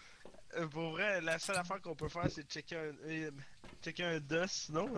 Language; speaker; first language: French; native; French